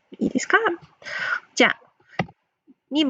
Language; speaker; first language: Japanese; non-native, fluent; English